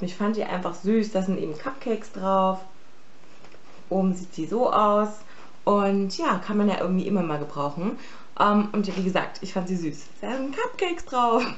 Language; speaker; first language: German; native; German